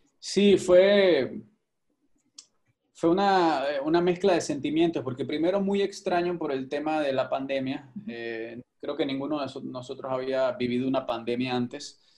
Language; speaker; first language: Spanish; native; Spanish